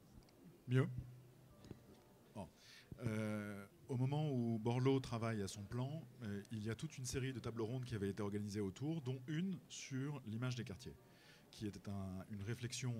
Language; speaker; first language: French; native; French